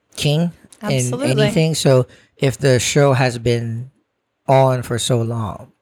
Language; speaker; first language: English; non-native, local second language; Filipino